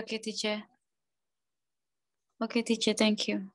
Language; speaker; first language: English; non-native, learner; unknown